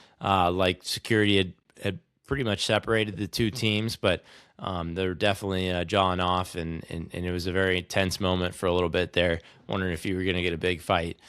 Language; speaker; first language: English; native; English